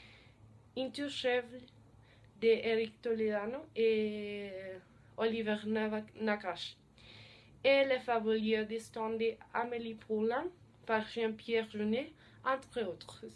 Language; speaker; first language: French; non-native, learner; Spanish